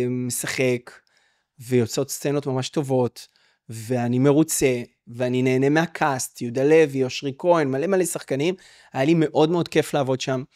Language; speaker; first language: Hebrew; native; Hebrew